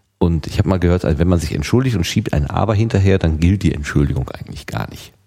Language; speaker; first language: German; native; German